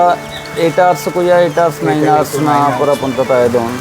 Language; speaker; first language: Filipino; non-native, learner; Punjabi